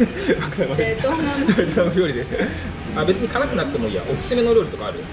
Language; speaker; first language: Japanese; native; Japanese